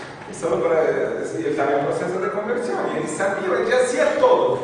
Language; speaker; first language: Spanish; non-native, fluent; Portuguese